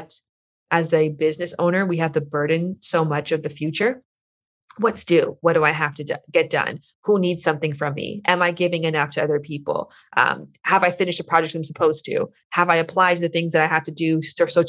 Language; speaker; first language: English; native; English